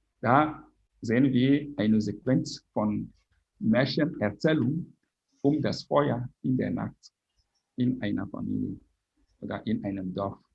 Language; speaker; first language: German; non-native, fluent; French